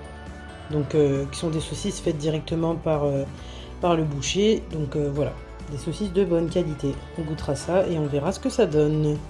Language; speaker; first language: French; native; French